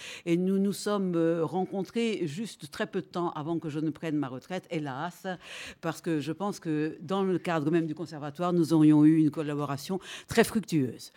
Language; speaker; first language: French; native; French